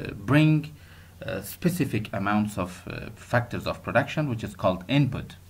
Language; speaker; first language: English; non-native, fluent; Persian